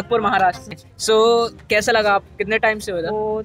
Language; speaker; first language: Hindi; native; Hindi